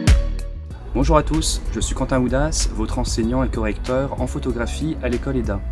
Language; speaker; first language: French; native; French